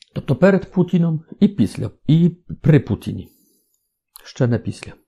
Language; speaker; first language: Ukrainian; non-native, fluent; Polish